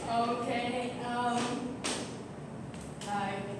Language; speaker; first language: English; non-native, learner; Vietnamese